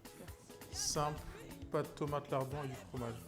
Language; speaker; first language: French; native; French